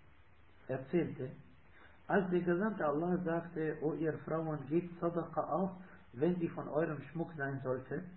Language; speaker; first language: German; non-native, fluent; Arabic